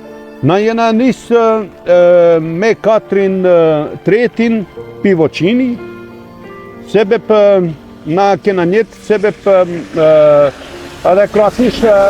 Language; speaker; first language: Albanian; non-native, local second language; Croatian